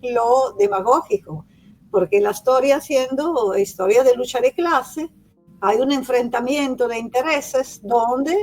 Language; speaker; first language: Spanish; non-native, fluent; Italian